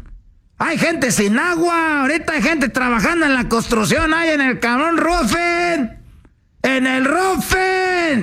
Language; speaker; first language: Spanish; native; Spanish